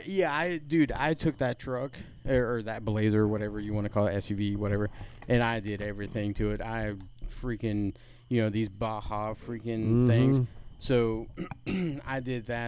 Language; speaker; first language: English; native; English